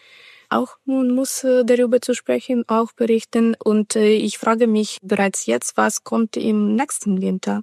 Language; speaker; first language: German; non-native, fluent; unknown